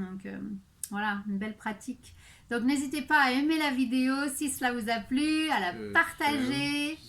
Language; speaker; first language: French; native; French